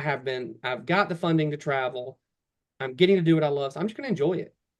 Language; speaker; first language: English; native; English